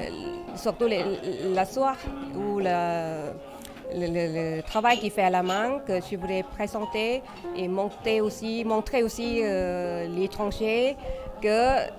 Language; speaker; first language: French; non-native, fluent; Thai